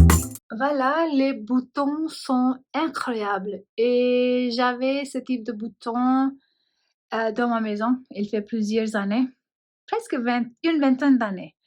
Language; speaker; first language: French; non-native, fluent; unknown